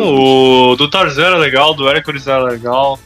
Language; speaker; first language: Portuguese; native; Portuguese